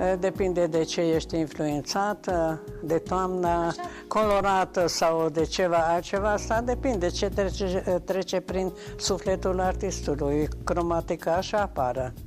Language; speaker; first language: Romanian; non-native, local second language; Hungarian